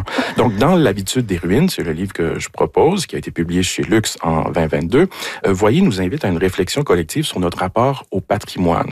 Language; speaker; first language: French; native; French